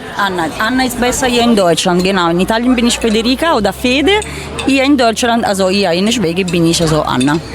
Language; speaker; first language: German; non-native, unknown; Italian